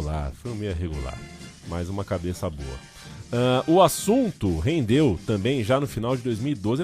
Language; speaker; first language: Portuguese; native; Portuguese